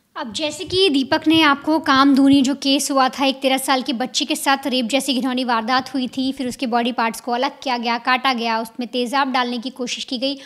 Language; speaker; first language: Hindi; native; Hindi